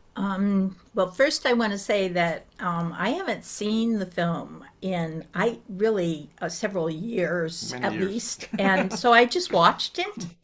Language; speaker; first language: English; native; English